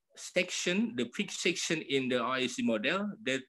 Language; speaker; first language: English; non-native, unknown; Indonesian